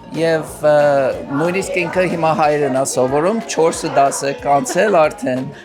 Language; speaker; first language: Armenian; early bilingual, heritage; Armenian